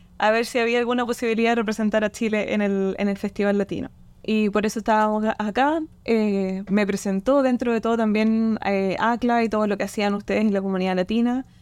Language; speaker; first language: Spanish; native; Spanish